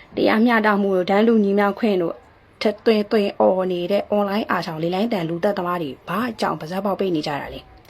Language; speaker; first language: Burmese; native; Burmese